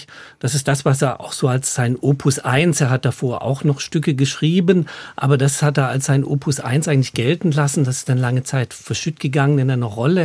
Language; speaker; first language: German; native; German